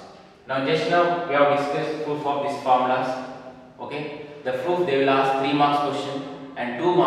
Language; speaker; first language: English; non-native, local second language; Kannada